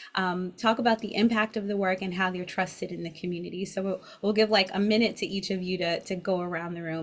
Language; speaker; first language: English; native; English